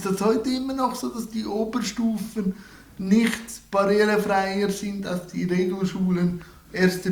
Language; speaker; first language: German; native; German